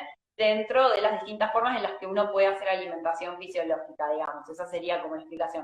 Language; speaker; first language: Spanish; native; Spanish